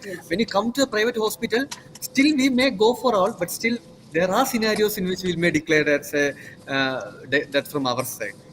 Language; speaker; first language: English; non-native, local second language; Malayalam